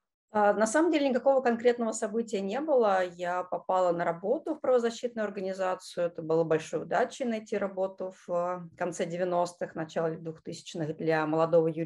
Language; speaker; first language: Russian; native; Russian